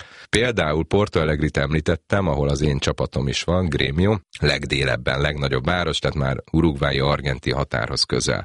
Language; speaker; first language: Hungarian; native; Hungarian